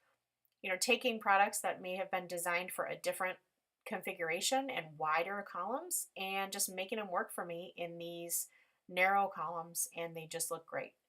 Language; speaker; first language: English; native; English